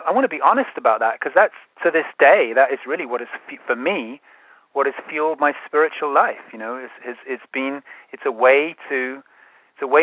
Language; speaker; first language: English; native; English